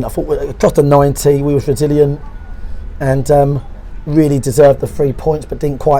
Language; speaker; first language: English; native; English